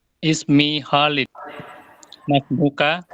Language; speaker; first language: Arabic; non-native, learner; Indonesian